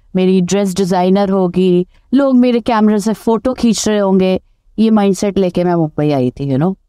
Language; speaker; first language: Hindi; native; Hindi